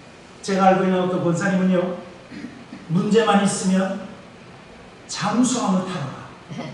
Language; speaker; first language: Korean; native; Korean